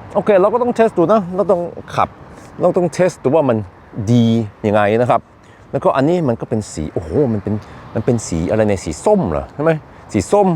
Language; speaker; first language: Thai; non-native, fluent; Norwegian